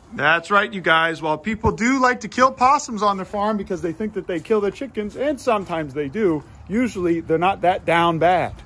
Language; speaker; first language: English; native; English